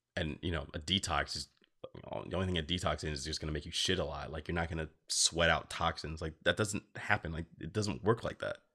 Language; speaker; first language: English; native; English